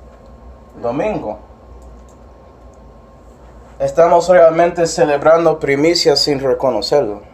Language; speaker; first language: Spanish; non-native, fluent; English